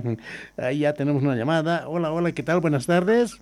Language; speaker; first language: Spanish; native; Spanish